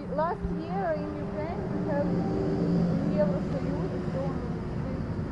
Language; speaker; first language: English; non-native, learner; Ukrainian